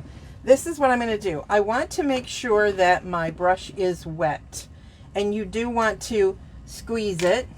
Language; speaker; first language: English; native; English